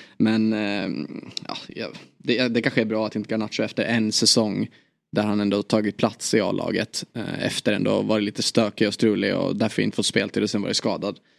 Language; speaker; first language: Swedish; native; Swedish